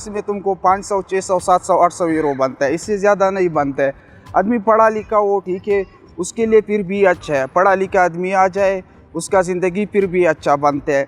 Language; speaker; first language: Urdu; non-native, local second language; Pashto